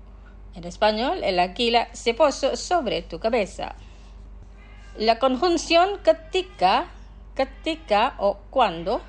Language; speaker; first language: Spanish; non-native, fluent; Indonesian